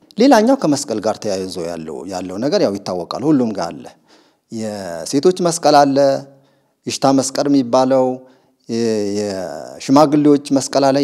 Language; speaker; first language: Amharic; non-native, local second language; Sebat Bet Gurage